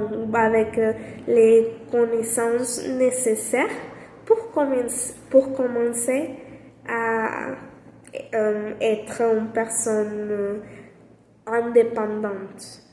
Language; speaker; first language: French; non-native, learner; Spanish